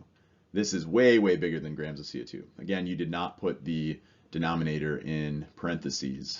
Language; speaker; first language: English; native; English